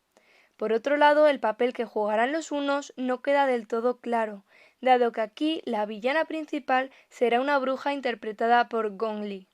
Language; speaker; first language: Spanish; native; Spanish